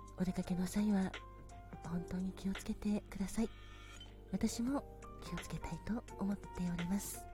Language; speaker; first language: Japanese; native; Japanese